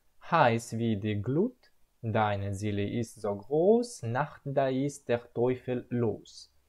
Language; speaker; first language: German; non-native, learner; Russian